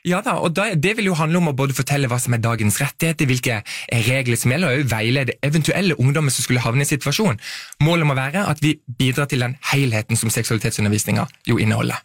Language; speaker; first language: Norwegian; native; Norwegian